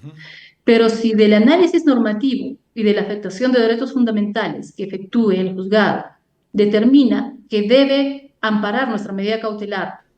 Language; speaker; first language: Spanish; native; Spanish